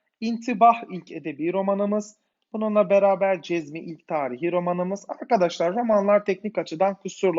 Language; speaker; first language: Turkish; native; Turkish